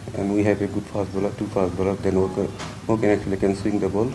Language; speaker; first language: English; non-native, local second language; Bangla